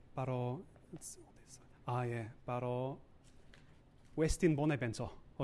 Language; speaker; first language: Korean; non-native, learner; English